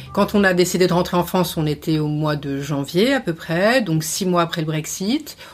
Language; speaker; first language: French; native; French